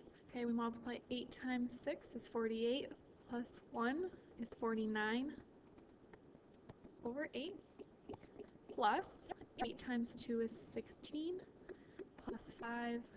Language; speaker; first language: English; native; English